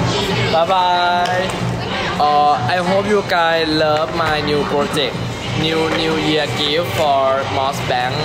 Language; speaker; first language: English; non-native, learner; Thai